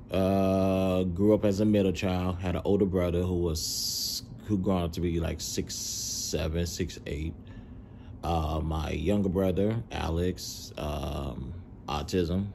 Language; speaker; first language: English; native; English